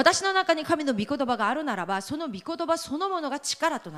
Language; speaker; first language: Japanese; non-native, fluent; Korean